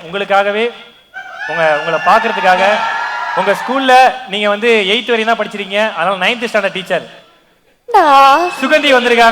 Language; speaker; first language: Tamil; native; Tamil